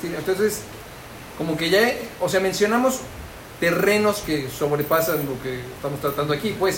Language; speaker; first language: Spanish; native; Spanish